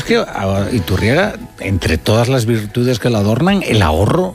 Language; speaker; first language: Spanish; native; Spanish